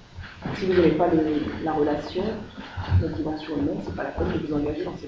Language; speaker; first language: French; native; French